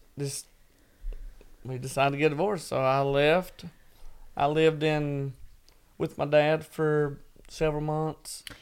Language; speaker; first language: English; native; English